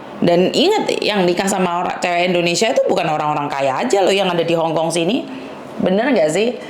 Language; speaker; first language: Indonesian; native; Indonesian